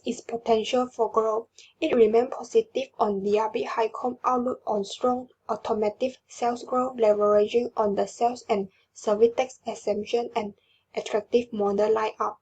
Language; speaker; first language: English; non-native, learner; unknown